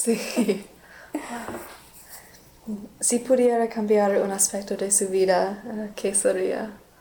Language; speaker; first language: Spanish; non-native, learner; English